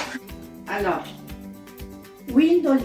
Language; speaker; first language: French; non-native, learner; Italian